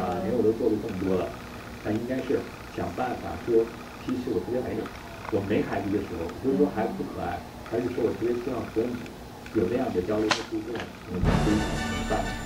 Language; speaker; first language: Chinese; native; Chinese